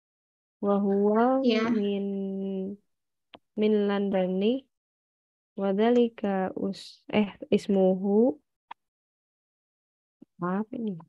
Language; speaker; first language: Arabic; non-native, learner; Indonesian